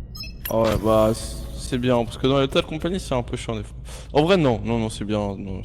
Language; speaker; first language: French; native; French